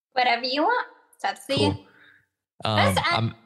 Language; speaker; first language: English; early bilingual, other home language; Arabic